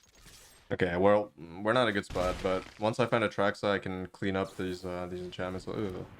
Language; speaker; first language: English; native; English